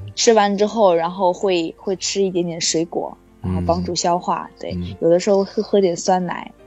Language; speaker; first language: Chinese; native; Chinese